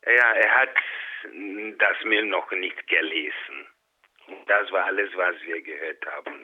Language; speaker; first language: German; non-native, fluent; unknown